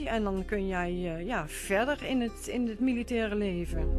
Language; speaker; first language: Dutch; native; Dutch